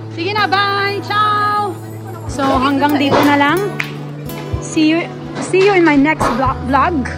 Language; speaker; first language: Filipino; native; Filipino